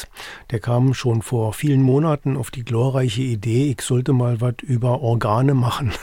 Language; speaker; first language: German; native; German